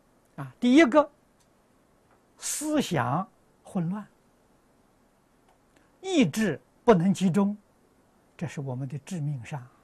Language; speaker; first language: Chinese; native; Chinese